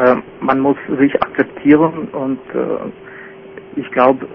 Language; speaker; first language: German; non-native, fluent; Albanian